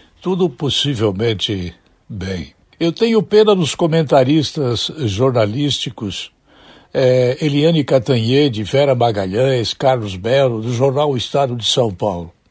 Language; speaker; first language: Portuguese; native; Portuguese